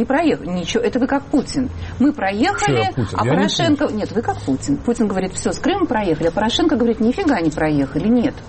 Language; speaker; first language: Russian; native; Russian